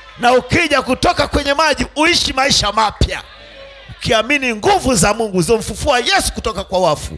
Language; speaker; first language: Swahili; native; Swahili